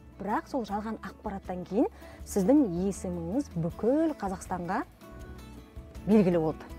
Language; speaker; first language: Kazakh; native; Kazakh